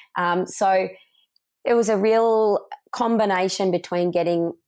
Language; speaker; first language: English; native; English